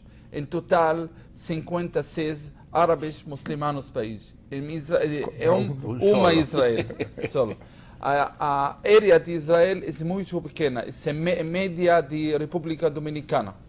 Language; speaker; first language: Spanish; non-native, learner; Hebrew